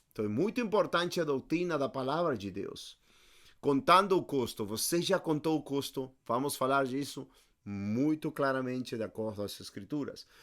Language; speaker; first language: Portuguese; non-native, fluent; Spanish